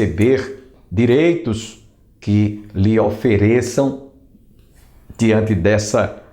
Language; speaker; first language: Portuguese; native; Portuguese